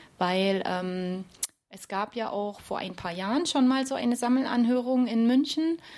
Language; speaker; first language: German; native; German